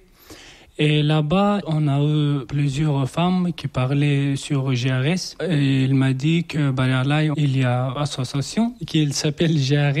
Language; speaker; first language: French; non-native, learner; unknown